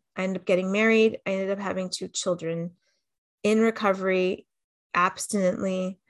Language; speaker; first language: English; native; English